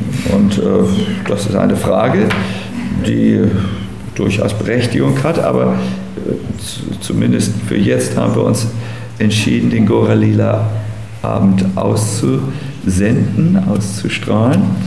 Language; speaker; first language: German; native; German